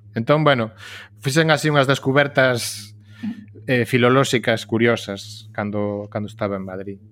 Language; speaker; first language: Galician; native; Galician